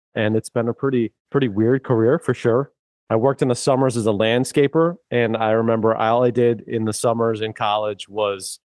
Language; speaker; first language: English; native; English